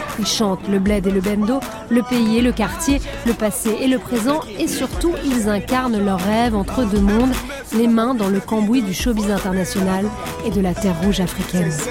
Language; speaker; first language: French; native; French